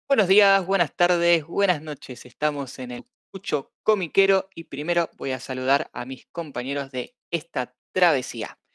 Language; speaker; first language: Spanish; native; Spanish